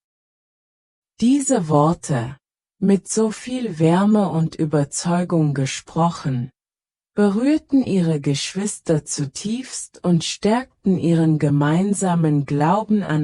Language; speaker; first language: German; native; German